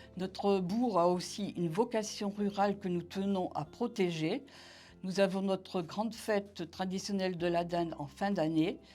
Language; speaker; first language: French; native; French